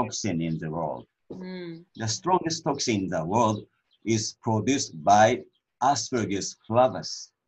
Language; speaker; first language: English; non-native, learner; Japanese